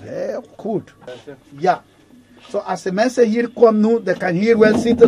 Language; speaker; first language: Dutch; non-native, learner; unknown